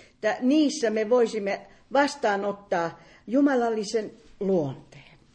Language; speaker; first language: Finnish; native; Finnish